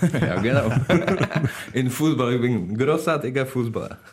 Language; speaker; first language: German; non-native, learner; Czech